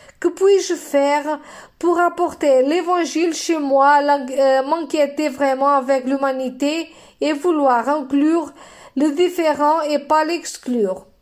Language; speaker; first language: French; non-native, fluent; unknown